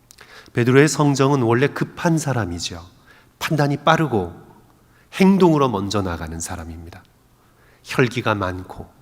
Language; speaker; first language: Korean; native; Korean